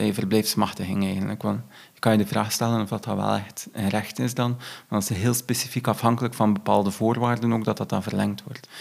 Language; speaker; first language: Dutch; native; Dutch